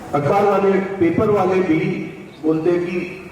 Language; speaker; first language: Hindi; non-native, local second language; Marathi